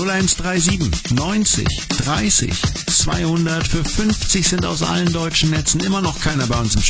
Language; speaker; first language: German; native; German